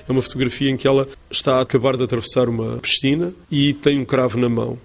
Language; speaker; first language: Portuguese; native; Portuguese